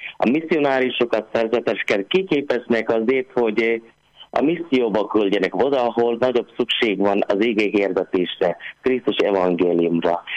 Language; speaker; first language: Hungarian; non-native, fluent; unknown